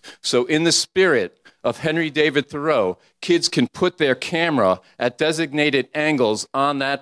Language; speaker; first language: English; native; English